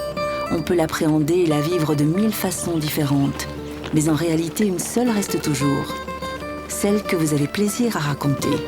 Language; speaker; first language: French; native; French